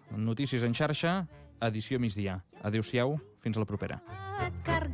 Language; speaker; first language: Catalan; native; Catalan